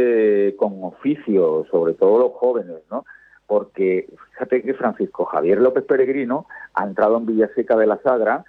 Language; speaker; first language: Spanish; native; Spanish